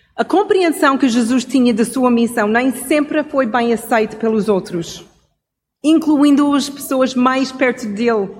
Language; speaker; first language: Portuguese; non-native, fluent; English